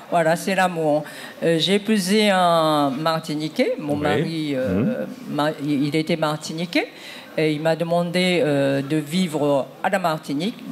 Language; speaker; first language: French; non-native, fluent; Japanese